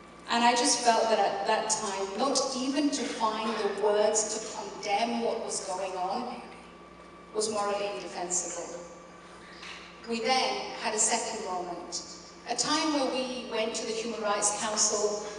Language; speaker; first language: English; early bilingual, other home language; Urdu